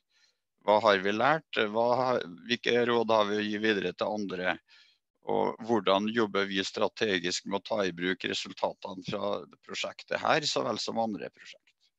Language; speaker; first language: Norwegian; native; Norwegian